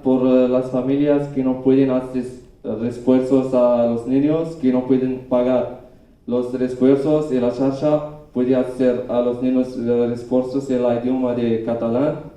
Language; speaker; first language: Spanish; non-native, learner; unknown